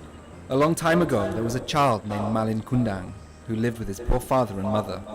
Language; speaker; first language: English; non-native, learner; Indonesian